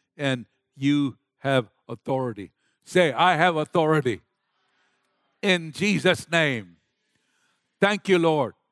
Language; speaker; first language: English; non-native, local second language; Gujarati